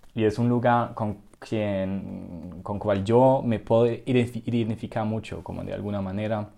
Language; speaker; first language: Spanish; non-native, fluent; German